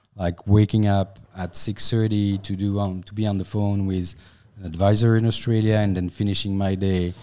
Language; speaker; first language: English; non-native, fluent; French